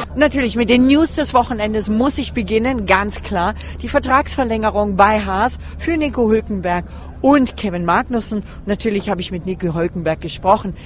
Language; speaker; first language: German; native; German